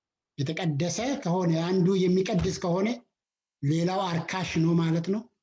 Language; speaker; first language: Amharic; non-native, local second language; Oromo